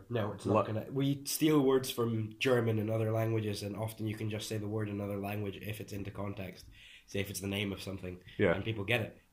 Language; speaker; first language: English; early bilingual, other home language; Hungarian